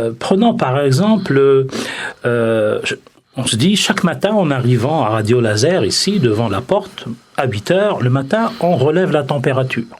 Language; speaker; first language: French; non-native, local second language; Arabic